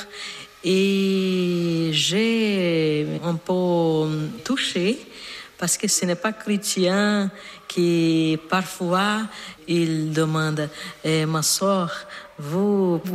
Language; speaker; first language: French; non-native, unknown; Portuguese